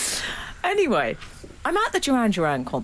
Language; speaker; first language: English; native; English